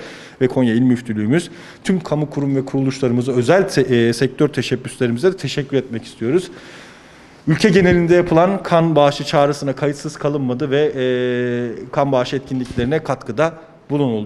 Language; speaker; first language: Turkish; native; Turkish